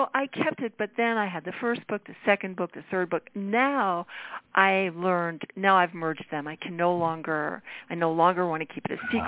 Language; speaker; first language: English; native; English